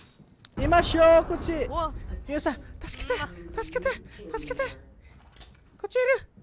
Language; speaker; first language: Japanese; non-native, learner; English